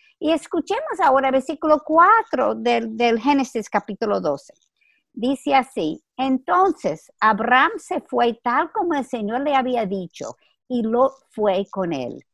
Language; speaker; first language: Spanish; native; Spanish